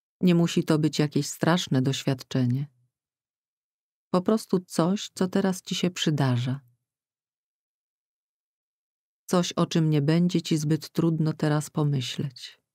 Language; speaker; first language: Polish; native; Polish